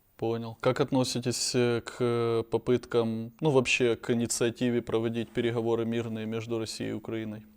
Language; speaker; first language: Russian; native; Russian